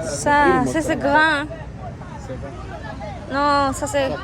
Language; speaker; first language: French; non-native, learner; Kazakh